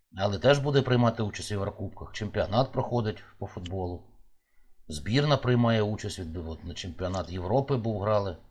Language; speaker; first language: Ukrainian; native; Ukrainian